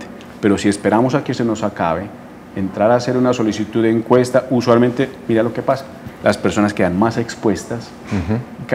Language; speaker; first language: Spanish; native; Spanish